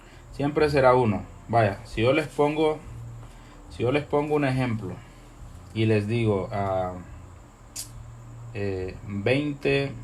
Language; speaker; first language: Spanish; native; Spanish